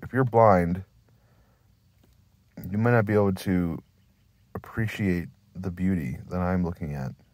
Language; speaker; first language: English; native; English